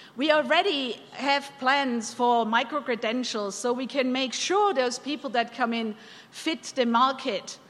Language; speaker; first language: English; non-native, fluent; German